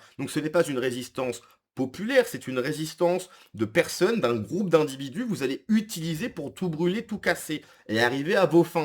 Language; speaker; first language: French; native; French